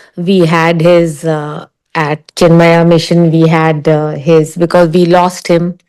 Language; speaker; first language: English; non-native, local second language; Punjabi